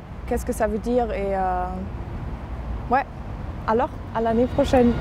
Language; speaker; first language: French; non-native, fluent; German